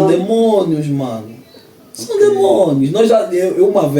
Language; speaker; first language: Portuguese; native; Portuguese